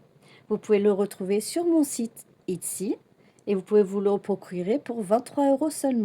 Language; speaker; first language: French; native; French